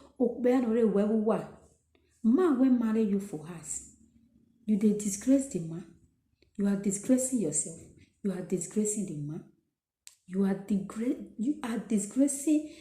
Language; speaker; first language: Nigerian Pidgin; non-native, local second language; Esan